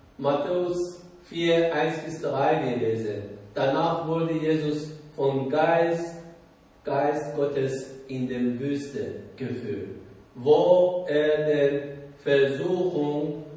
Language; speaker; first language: German; non-native, learner; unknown